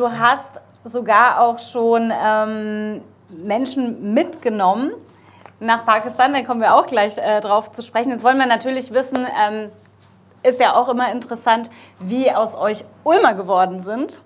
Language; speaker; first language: German; native; German